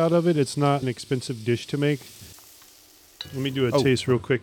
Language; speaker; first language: English; native; English